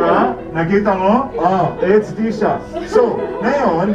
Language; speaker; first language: Filipino; non-native, learner; Arabic